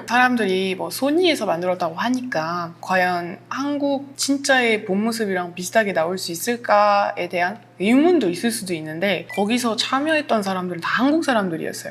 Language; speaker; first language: Korean; non-native, fluent; French